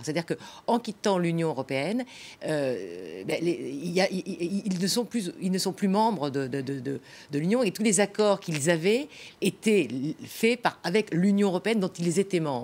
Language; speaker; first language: French; native; French